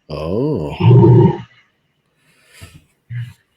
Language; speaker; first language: English; native; English